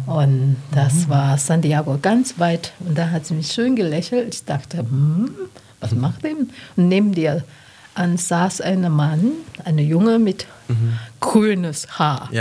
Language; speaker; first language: German; non-native, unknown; Chinese